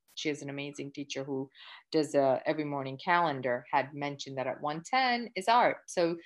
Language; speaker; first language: English; early bilingual, other home language; Gujarati